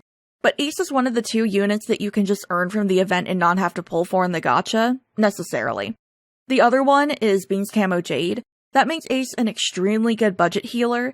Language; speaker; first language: English; native; English